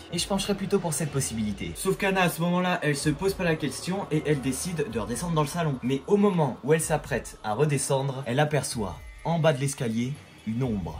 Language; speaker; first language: French; native; French